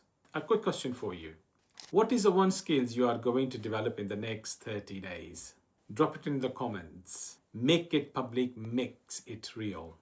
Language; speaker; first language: English; non-native, fluent; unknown